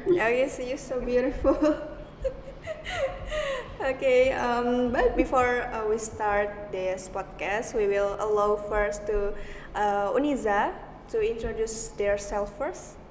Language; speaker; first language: English; non-native, learner; Indonesian